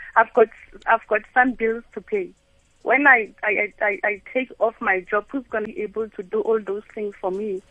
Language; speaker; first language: English; non-native, local second language; Northern Sotho